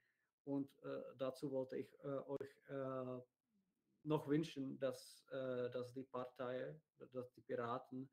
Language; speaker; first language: German; non-native, learner; Czech